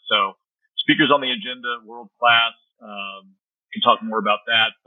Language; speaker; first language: English; native; English